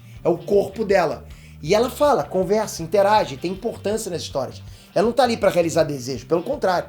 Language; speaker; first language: Portuguese; native; Portuguese